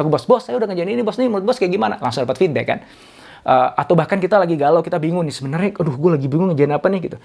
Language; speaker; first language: Indonesian; native; Indonesian